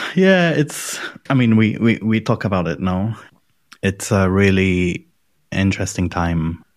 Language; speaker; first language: English; non-native, fluent; Polish